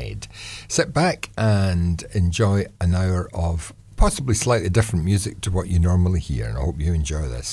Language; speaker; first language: English; native; English